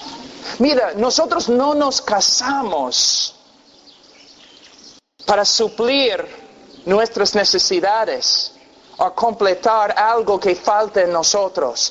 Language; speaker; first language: Spanish; non-native, fluent; English